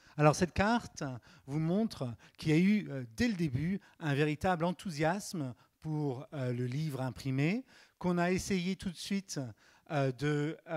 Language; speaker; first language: French; native; French